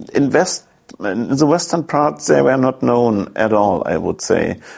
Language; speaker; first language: English; non-native, fluent; German